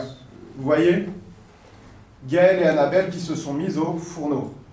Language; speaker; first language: French; native; French